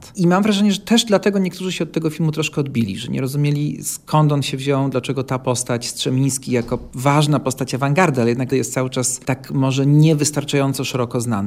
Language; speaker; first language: Polish; native; Polish